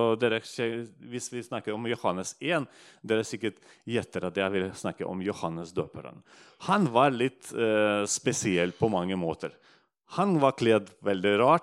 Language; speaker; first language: Norwegian; non-native, fluent; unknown